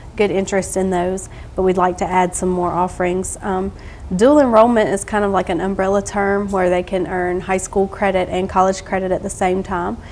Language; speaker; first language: English; native; English